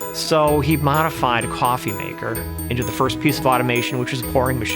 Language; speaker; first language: English; native; English